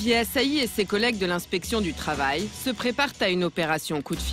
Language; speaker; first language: French; native; French